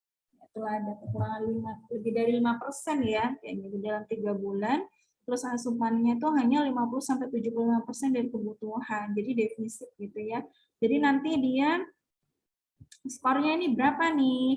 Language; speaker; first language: Indonesian; native; Indonesian